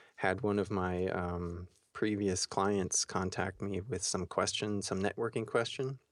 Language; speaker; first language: English; early bilingual, heritage; German